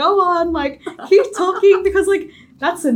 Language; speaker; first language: English; native; English